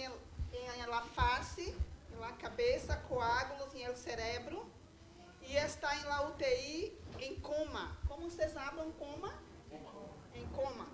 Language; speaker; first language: Spanish; non-native, learner; Portuguese